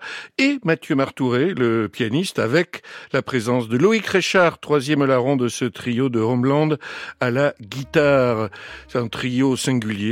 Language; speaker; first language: French; native; French